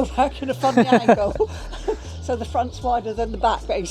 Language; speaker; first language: English; native; English